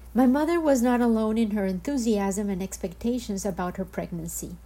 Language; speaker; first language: English; non-native, fluent; Spanish